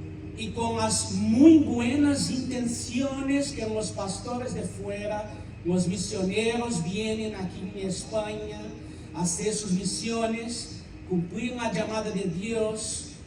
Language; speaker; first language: Spanish; non-native, fluent; Portuguese